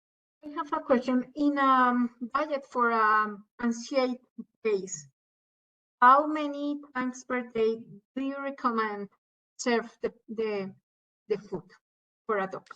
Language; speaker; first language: English; non-native, learner; Spanish